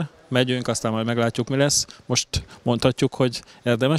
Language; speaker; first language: Hungarian; native; Hungarian